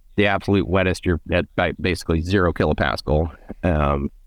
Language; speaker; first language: English; native; English